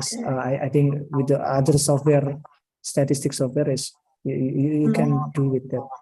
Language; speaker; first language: English; non-native, learner; Indonesian